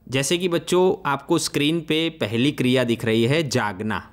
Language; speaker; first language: Hindi; non-native, local second language; Gujarati